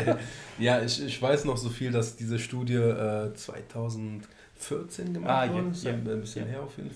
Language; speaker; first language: German; native; German